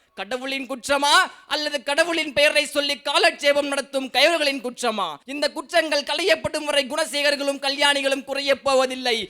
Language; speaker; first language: Tamil; native; Tamil